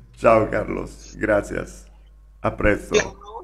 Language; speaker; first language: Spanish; non-native, learner; Italian